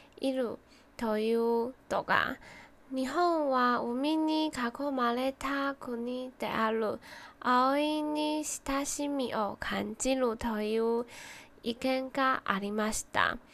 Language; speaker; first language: Japanese; non-native, learner; Chinese